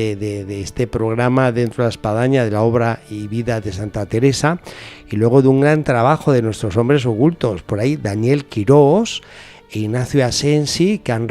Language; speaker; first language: Spanish; native; Spanish